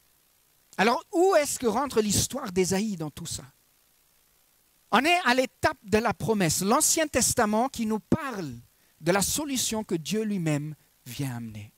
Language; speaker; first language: French; native; French